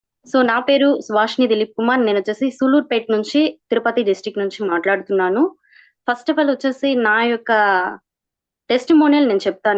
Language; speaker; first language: Telugu; native; Telugu